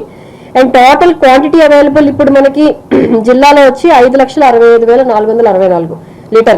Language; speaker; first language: Telugu; native; Telugu